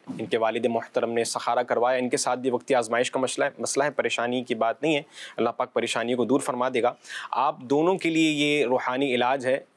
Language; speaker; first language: Urdu; non-native, local second language; Punjabi